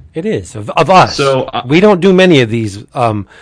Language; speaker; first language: English; early bilingual, other home language; Italian